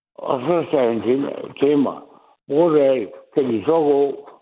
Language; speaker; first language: Danish; native; Danish